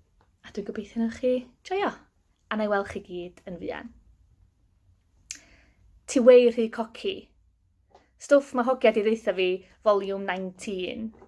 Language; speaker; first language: Welsh; native; Welsh